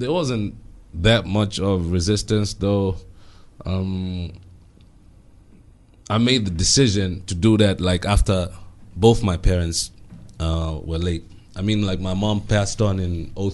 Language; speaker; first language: English; non-native, local second language; Bemba